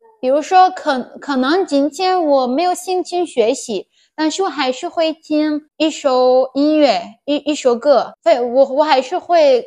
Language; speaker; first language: Chinese; non-native, fluent; Persian